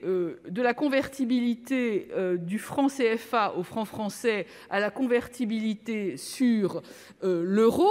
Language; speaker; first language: French; native; French